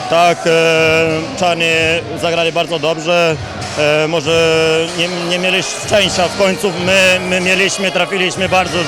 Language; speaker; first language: Polish; non-native, fluent; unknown